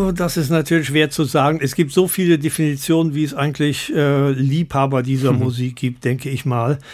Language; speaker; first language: German; native; German